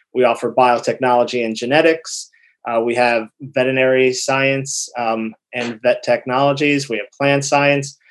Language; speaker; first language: English; native; English